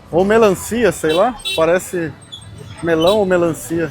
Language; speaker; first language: Portuguese; native; Portuguese